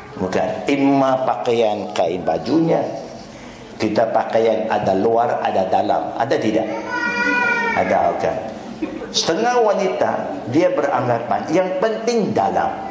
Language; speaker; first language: Malay; non-native, local second language; Chinese